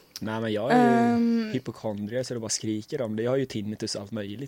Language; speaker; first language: Swedish; native; Swedish